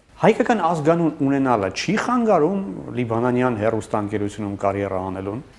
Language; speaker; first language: Armenian; native; Armenian